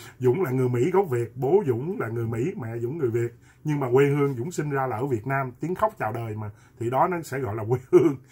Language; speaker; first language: Vietnamese; native; Vietnamese